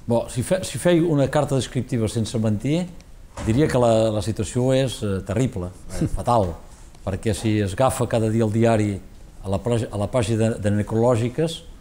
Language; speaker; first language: Catalan; native; Catalan